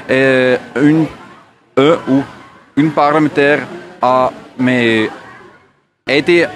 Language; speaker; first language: French; non-native, learner; German